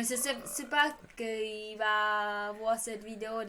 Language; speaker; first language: French; non-native, learner; Khmer